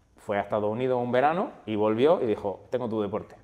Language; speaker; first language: Spanish; native; Spanish